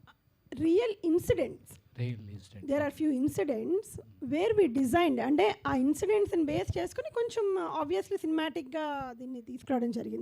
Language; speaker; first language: Telugu; native; Telugu